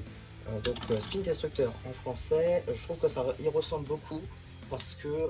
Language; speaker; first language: French; native; French